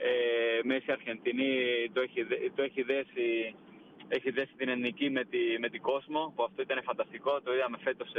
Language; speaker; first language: Greek; non-native, fluent; Spanish